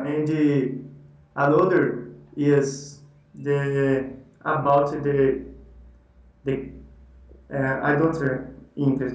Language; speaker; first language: English; non-native, learner; Portuguese